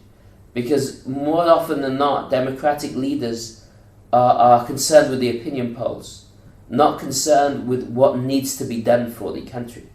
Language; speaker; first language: English; native; English